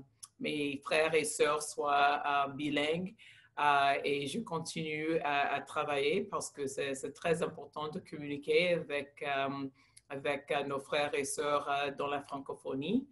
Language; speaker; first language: French; non-native, local second language; English